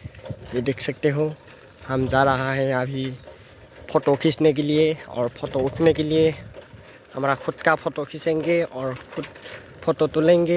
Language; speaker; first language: Hindi; non-native, local second language; Assamese